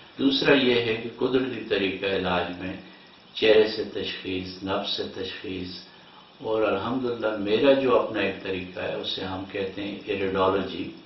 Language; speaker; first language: Urdu; non-native, local second language; Northern Hindko